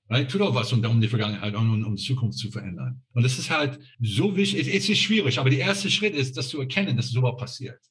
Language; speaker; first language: German; non-native, fluent; English